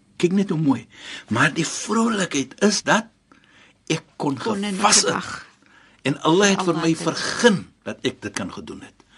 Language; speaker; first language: Afrikaans; non-native, fluent; Arabic